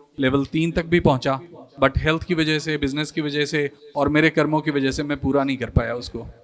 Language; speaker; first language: Hindi; native; Hindi